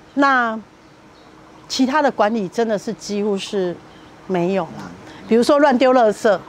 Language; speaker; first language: Chinese; native; Chinese